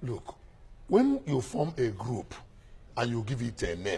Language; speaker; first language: English; non-native, local second language; Igbo